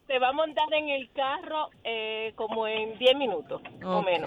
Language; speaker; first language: Spanish; native; Spanish